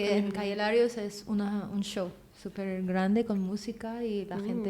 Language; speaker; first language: Spanish; non-native, fluent; Filipino